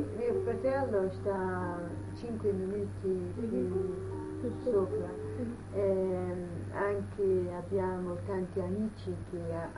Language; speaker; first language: Italian; early bilingual, heritage; Italian